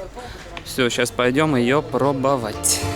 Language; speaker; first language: Russian; native; Russian